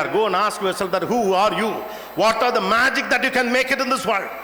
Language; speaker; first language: English; non-native, local second language; Tamil